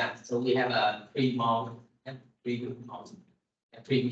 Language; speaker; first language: English; non-native, learner; Vietnamese